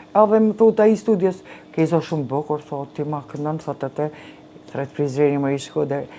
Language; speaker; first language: Albanian; native; Albanian